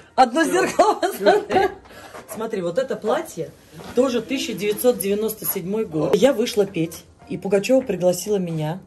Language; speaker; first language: Russian; native; Russian